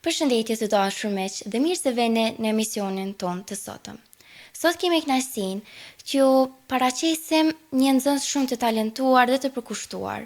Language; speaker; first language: Albanian; native; Albanian